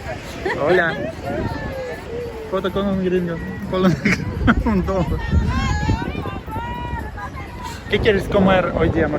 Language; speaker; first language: Spanish; non-native, learner; Russian